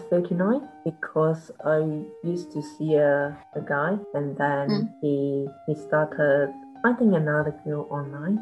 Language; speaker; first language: English; non-native, local second language; Cantonese